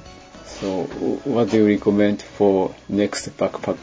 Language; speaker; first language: English; non-native, learner; Japanese